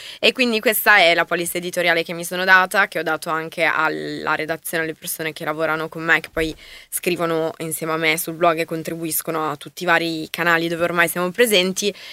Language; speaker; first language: Italian; native; Italian